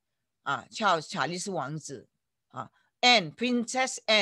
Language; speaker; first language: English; non-native, fluent; Chinese